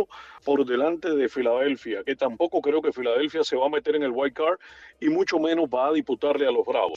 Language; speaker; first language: Spanish; native; Spanish